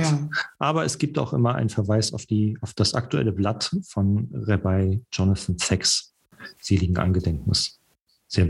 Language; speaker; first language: German; native; German